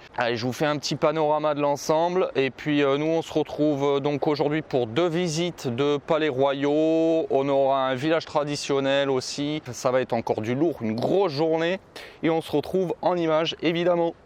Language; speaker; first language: French; native; French